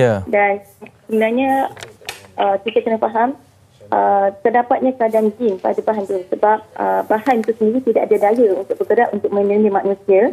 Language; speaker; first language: Malay; native; Malay